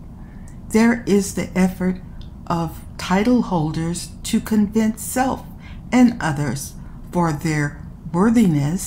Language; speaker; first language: English; native; English